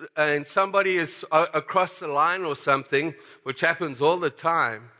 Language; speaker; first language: English; native; English